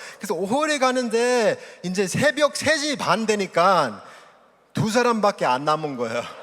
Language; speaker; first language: Korean; early bilingual, heritage; English